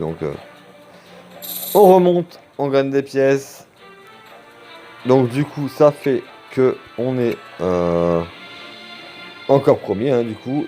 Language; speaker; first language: French; native; French